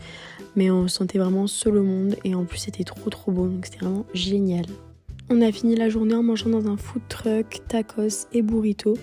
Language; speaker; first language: French; native; French